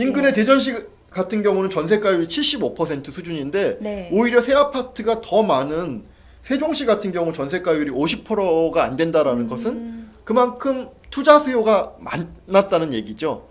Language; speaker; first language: Korean; native; Korean